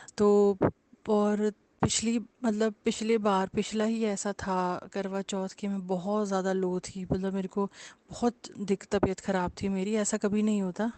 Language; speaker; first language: Hindi; native; Hindi